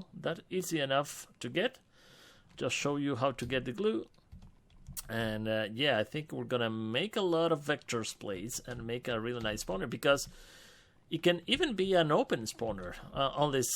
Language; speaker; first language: English; non-native, fluent; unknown